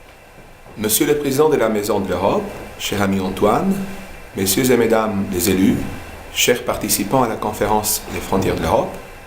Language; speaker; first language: French; non-native, fluent; Albanian